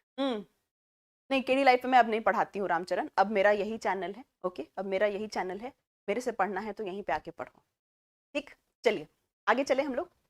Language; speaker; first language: Hindi; native; Hindi